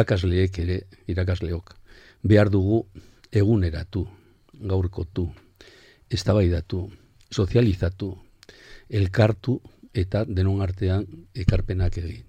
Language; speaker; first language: Basque; non-native, local second language; Spanish